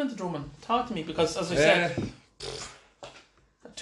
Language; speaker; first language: English; native; English